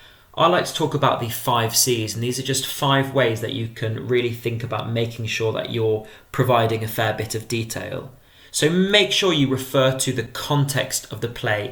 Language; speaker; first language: English; native; English